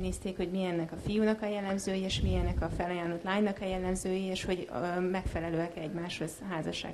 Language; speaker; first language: Hungarian; native; Hungarian